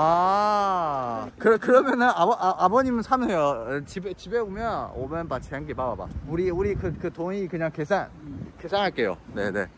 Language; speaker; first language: Korean; non-native, local second language; Chinese